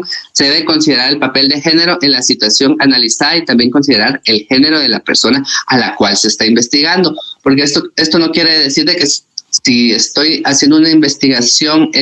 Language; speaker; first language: Spanish; native; Spanish